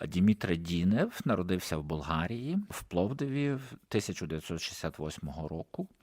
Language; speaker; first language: Ukrainian; native; Ukrainian